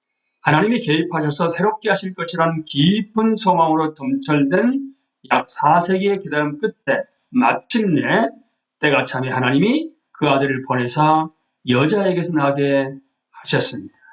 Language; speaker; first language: Korean; native; Korean